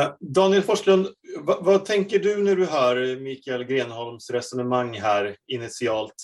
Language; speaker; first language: Swedish; native; Swedish